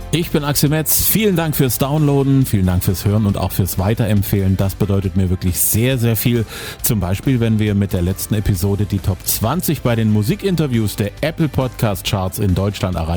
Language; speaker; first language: German; native; German